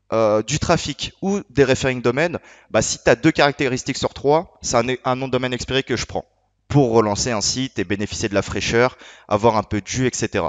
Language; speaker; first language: French; native; French